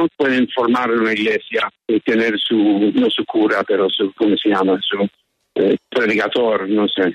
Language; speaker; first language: Spanish; early bilingual, heritage; English